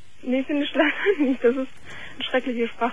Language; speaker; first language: German; native; German